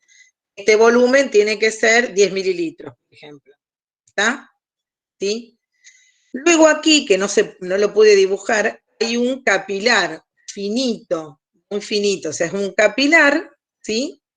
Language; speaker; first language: Spanish; native; Spanish